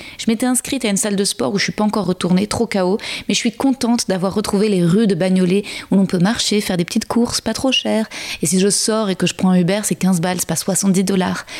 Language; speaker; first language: French; native; French